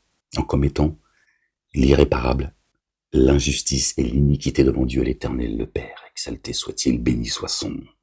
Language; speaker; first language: French; native; French